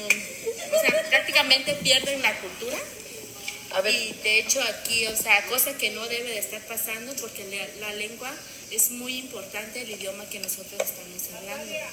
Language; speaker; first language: Spanish; non-native, local second language; Zapotec